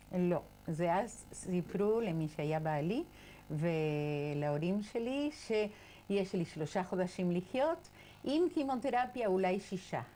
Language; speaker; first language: Hebrew; non-native, fluent; Spanish